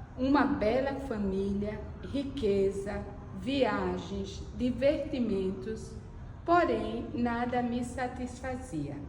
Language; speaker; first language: Portuguese; native; Portuguese